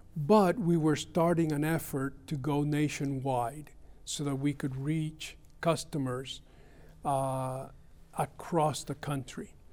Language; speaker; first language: English; early bilingual, other home language; Spanish